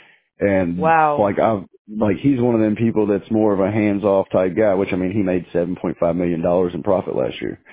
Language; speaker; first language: English; native; English